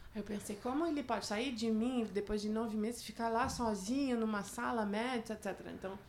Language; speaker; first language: Portuguese; non-native, fluent; French